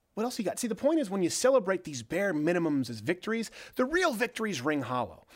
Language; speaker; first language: English; native; English